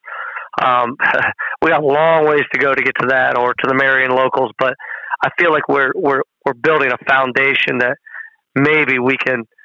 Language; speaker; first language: English; native; English